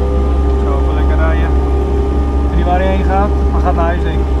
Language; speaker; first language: Dutch; native; Dutch